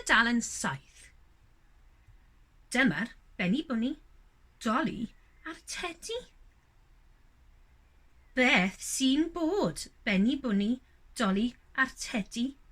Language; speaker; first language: Welsh; non-native, local second language; English